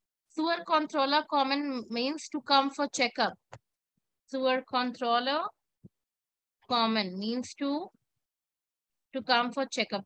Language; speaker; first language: English; non-native, local second language; Hindi